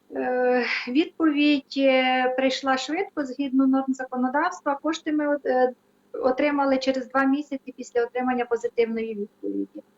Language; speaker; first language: Ukrainian; native; Ukrainian